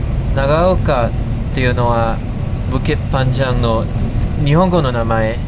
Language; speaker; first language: Japanese; non-native, fluent; English